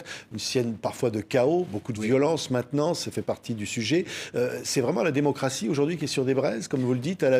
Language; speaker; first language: French; native; French